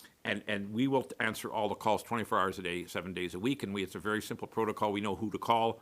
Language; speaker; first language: English; native; English